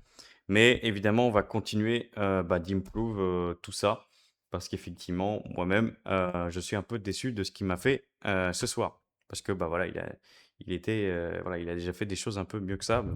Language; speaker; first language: French; native; French